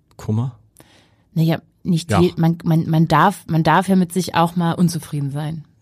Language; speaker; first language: German; native; German